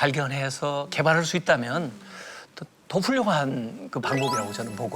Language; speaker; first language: Korean; native; Korean